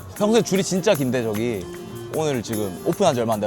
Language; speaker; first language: Korean; native; Korean